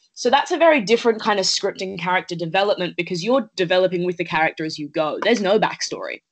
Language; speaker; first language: English; native; English